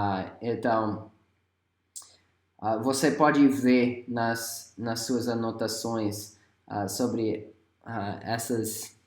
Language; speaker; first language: Portuguese; non-native, fluent; English